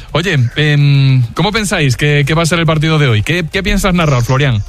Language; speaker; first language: Spanish; native; Spanish